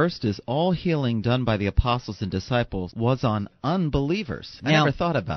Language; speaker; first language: English; native; English